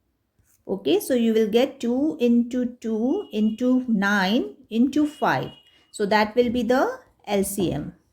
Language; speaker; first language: English; non-native, local second language; Hindi